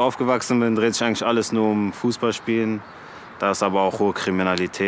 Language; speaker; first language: German; early bilingual, other home language; French